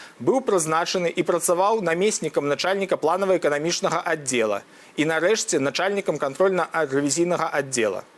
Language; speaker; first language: Belarusian; native; Belarusian